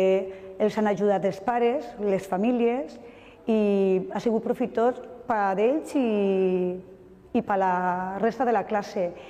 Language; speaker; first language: Catalan; non-native, local second language; Spanish